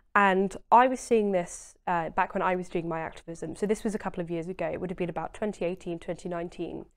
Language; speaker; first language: English; native; English